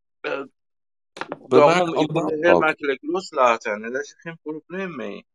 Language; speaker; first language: Dutch; non-native, learner; Persian